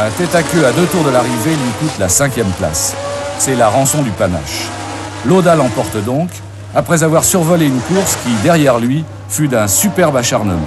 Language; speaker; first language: French; native; French